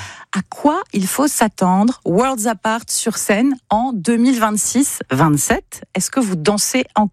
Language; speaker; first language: French; native; French